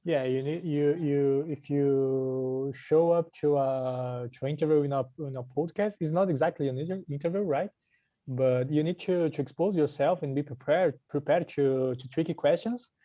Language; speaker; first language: English; non-native, learner; Portuguese